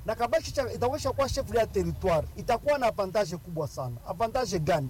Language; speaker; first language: Swahili; non-native, local second language; Nande